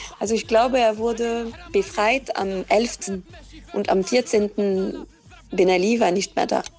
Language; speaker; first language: German; non-native, fluent; Arabic